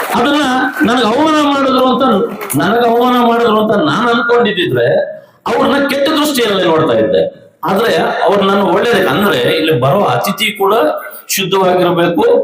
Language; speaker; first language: Kannada; native; Kannada